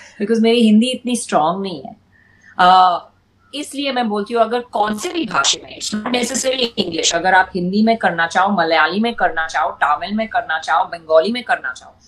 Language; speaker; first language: Hindi; non-native, local second language; English